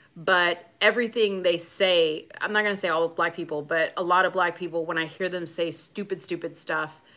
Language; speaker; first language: English; native; English